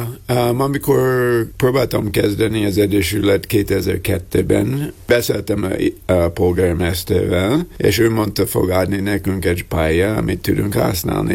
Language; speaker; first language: Hungarian; non-native, learner; English